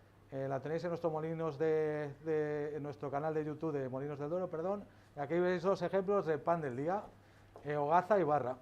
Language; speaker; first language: Spanish; native; Spanish